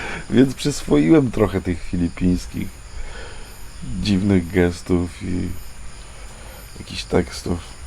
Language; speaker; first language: Polish; native; Polish